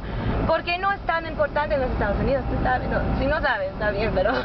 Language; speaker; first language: Spanish; non-native, learner; English